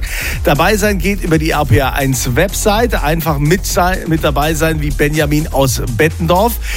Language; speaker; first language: German; native; German